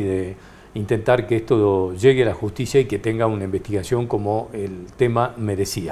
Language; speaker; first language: Spanish; native; Spanish